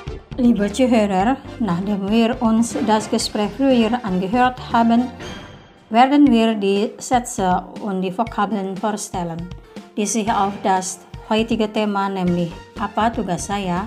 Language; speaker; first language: German; non-native, fluent; Indonesian